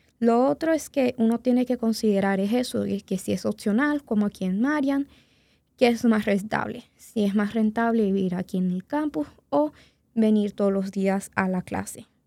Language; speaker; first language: Spanish; native; Spanish